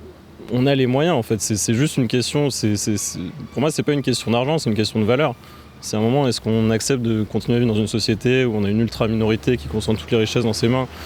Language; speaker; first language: French; native; French